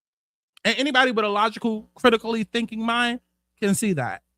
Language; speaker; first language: English; native; English